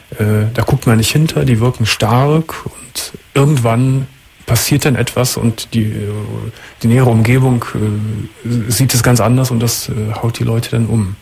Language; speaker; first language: German; native; German